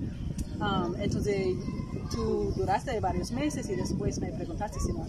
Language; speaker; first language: Spanish; non-native, fluent; English